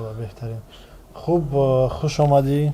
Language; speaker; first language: Persian; native; Persian